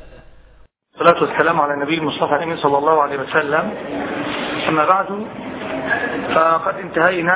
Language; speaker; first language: Arabic; native; Arabic